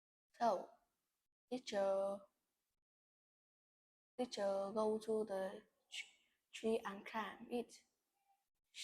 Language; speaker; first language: English; non-native, learner; Vietnamese